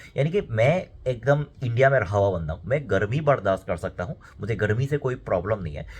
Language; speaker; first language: Hindi; non-native, fluent; Korean